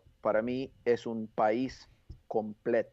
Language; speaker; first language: Spanish; non-native, fluent; English